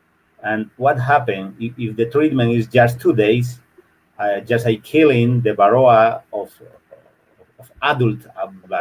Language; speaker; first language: English; non-native, learner; Spanish